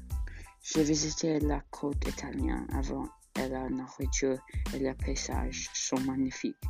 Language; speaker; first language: French; non-native, learner; English